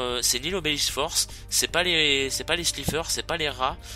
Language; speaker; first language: French; native; French